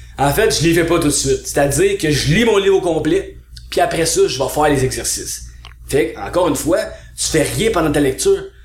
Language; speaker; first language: French; native; French